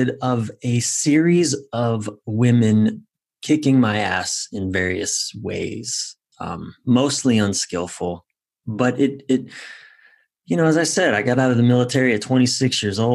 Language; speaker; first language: English; native; English